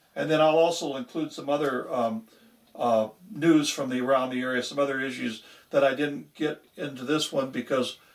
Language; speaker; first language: English; native; English